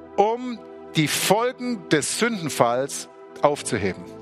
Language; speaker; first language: German; native; German